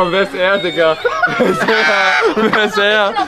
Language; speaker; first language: German; native; German